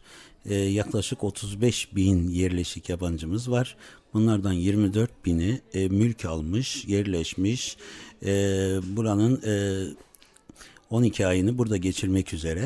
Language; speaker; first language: Turkish; native; Turkish